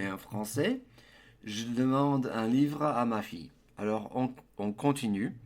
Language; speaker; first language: French; non-native, fluent; English